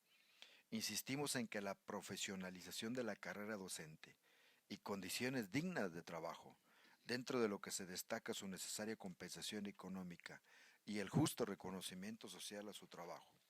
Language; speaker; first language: Spanish; native; Spanish